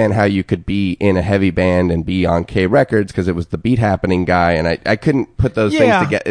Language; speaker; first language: English; native; English